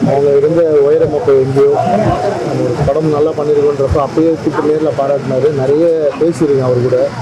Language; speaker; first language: Tamil; native; Tamil